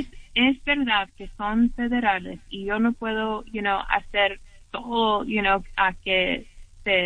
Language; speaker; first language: Spanish; early bilingual, heritage; English